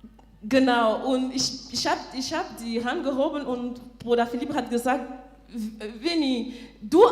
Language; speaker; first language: German; non-native, fluent; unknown